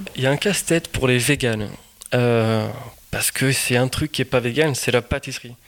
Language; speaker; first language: French; non-native, fluent; Portuguese